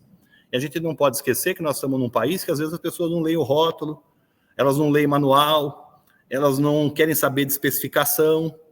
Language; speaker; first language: Portuguese; native; Portuguese